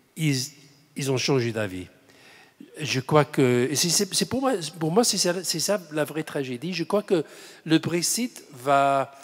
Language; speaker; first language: French; non-native, fluent; English